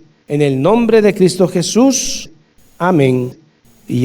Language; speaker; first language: Spanish; native; Spanish